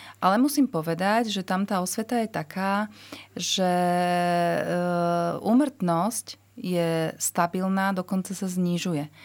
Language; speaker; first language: Slovak; native; Slovak